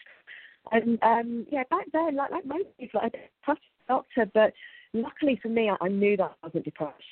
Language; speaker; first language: English; native; English